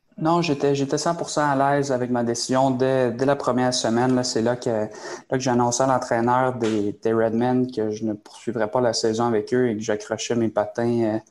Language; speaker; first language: French; native; French